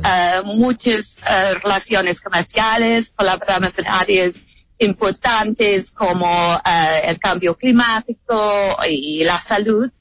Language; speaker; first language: Spanish; non-native, fluent; English